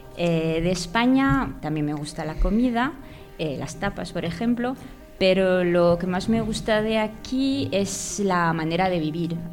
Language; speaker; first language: Spanish; non-native, fluent; French